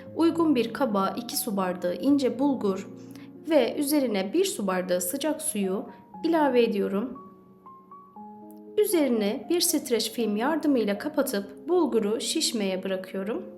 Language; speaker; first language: Turkish; native; Turkish